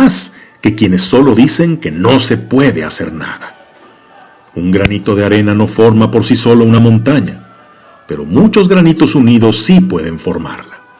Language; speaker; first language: Spanish; native; Spanish